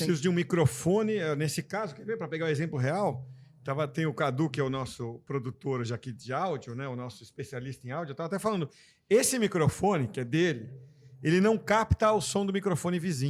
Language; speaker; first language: Portuguese; native; Portuguese